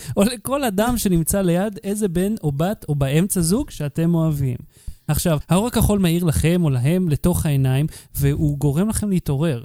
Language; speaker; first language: Hebrew; native; Hebrew